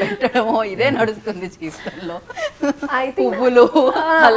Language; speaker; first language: Telugu; native; Telugu